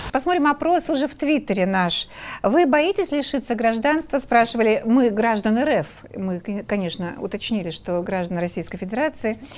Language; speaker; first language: Russian; native; Russian